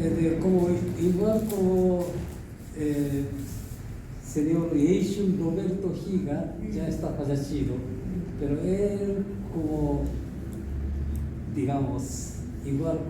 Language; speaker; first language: Spanish; non-native, learner; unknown